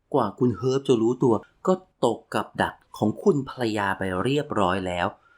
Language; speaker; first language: Thai; native; Thai